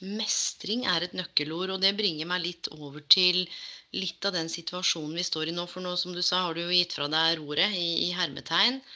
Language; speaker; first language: Norwegian; native; Norwegian